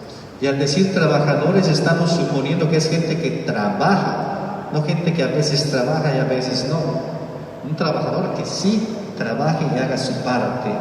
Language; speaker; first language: Spanish; native; Spanish